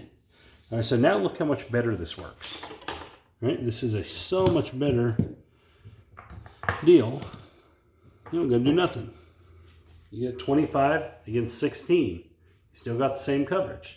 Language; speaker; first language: English; native; English